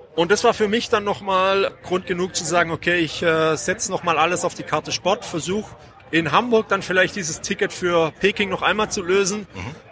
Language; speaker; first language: German; native; German